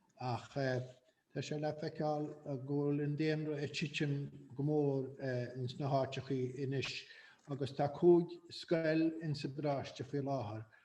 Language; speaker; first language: Irish; native; Irish